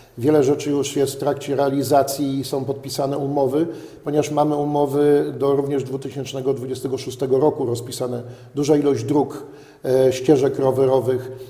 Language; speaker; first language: Polish; native; Polish